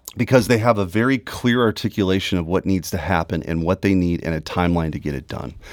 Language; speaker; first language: English; early bilingual, other home language; German